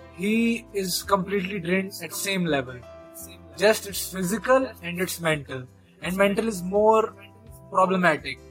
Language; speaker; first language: English; non-native, local second language; Hindi